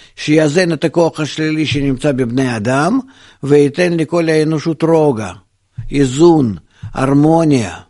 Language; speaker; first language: Hebrew; non-native, fluent; Russian